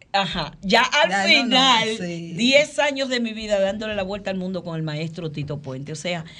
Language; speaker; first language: Spanish; early bilingual, heritage; Spanish